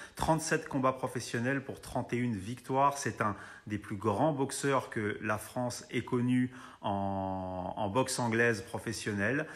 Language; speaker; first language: French; native; French